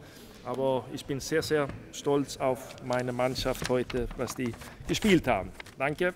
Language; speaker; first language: German; non-native, fluent; Swedish